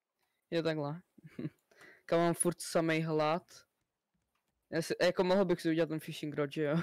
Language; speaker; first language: Czech; native; Czech